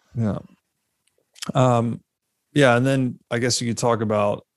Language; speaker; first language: English; native; English